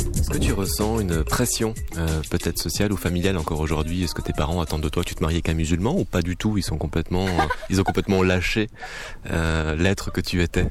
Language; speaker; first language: French; native; French